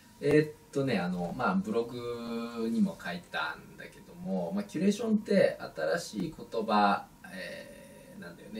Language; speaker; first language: Japanese; native; Japanese